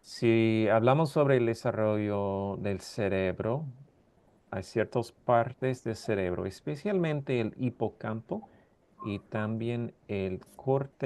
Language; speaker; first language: Spanish; non-native, fluent; English